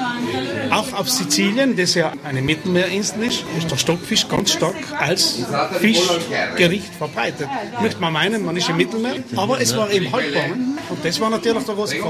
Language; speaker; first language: German; native; German